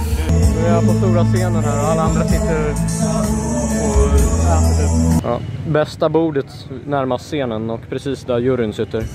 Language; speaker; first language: Swedish; native; Swedish